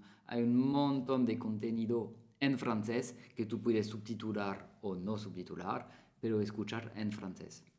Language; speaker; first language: Spanish; non-native, fluent; French